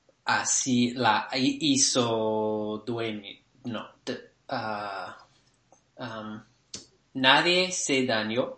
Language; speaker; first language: Spanish; non-native, learner; English